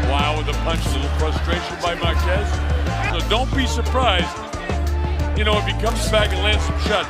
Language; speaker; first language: English; native; English